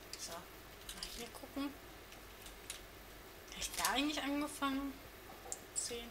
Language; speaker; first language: German; native; German